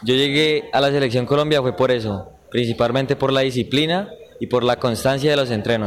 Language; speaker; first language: Spanish; native; Spanish